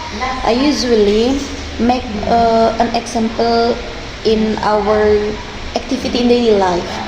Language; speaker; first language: English; non-native, fluent; Indonesian